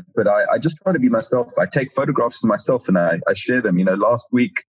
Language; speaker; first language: English; native; English